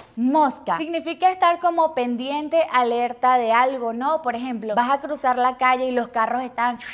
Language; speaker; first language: Spanish; native; Spanish